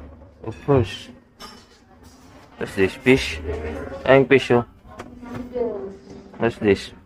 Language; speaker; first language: English; non-native, local second language; Filipino